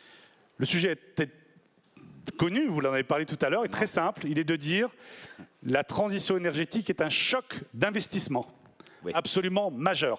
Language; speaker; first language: French; native; French